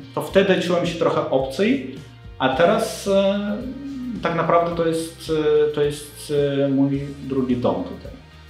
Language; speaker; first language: Polish; non-native, fluent; Ukrainian